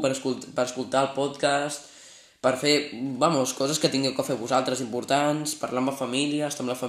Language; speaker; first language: Catalan; non-native, local second language; Spanish